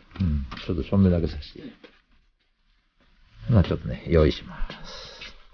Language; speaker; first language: Japanese; native; Japanese